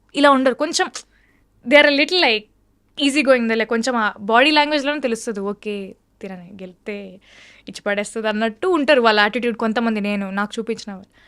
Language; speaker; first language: Telugu; native; Telugu